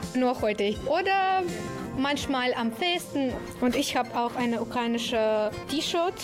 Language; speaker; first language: German; non-native, learner; Ukrainian